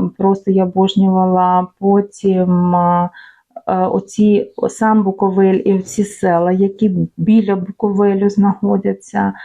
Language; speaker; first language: Ukrainian; native; Ukrainian